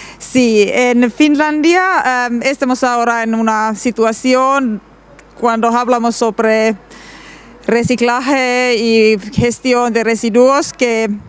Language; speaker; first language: Spanish; non-native, learner; Finnish